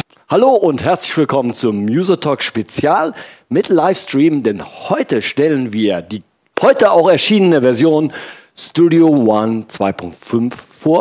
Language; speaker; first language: German; native; German